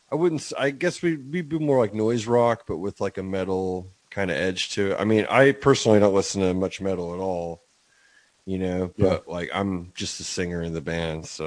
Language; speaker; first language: English; native; English